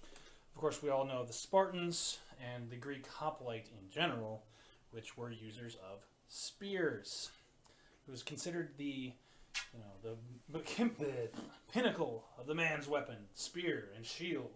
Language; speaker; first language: English; native; English